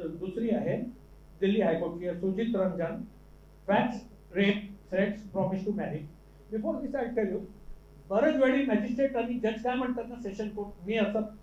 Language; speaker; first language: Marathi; non-native, local second language; Urdu